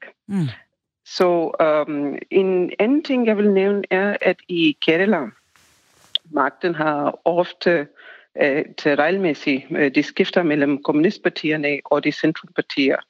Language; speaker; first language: Danish; non-native, fluent; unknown